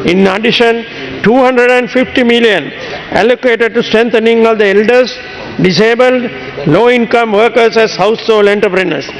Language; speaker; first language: English; non-native, local second language; Sinhala